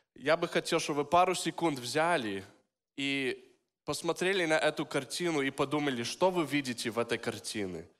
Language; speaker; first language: Russian; early bilingual, heritage; Russian